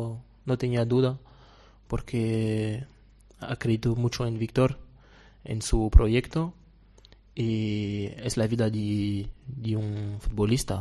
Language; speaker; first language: Spanish; non-native, fluent; Portuguese